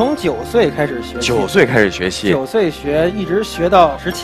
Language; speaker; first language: Chinese; native; Chinese